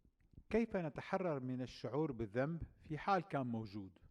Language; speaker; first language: Arabic; native; Arabic